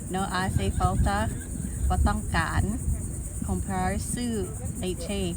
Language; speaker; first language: Spanish; non-native, learner; Lao